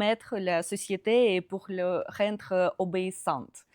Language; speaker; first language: French; non-native, fluent; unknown